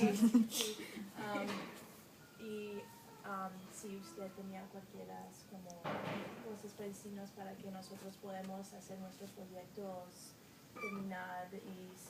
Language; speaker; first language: Spanish; non-native, learner; English